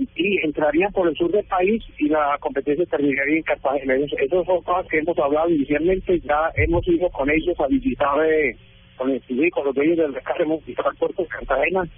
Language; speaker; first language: Spanish; native; Spanish